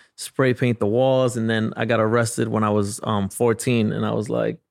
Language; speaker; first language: English; native; English